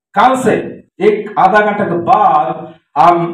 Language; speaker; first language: Hindi; non-native, local second language; Telugu